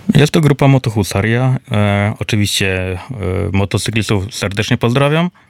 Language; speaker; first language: Polish; native; Polish